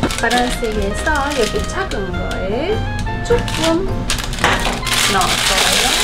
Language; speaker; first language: Korean; non-native, learner; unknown